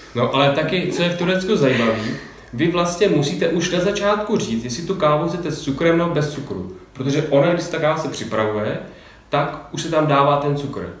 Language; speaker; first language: Czech; native; Czech